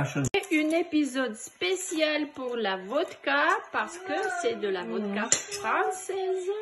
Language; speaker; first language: French; non-native, fluent; Russian